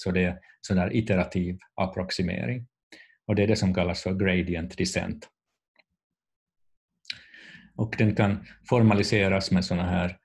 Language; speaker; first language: Swedish; non-native, fluent; Finnish